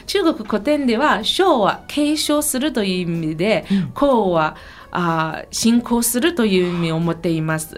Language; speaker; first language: Japanese; non-native, fluent; Chinese